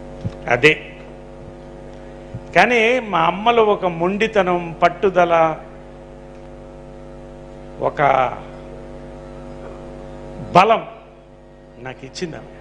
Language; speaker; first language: Telugu; native; Telugu